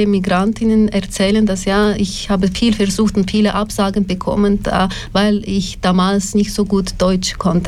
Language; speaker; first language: German; non-native, learner; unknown